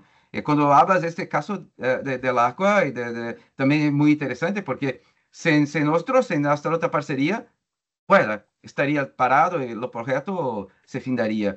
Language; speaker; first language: Spanish; non-native, learner; Portuguese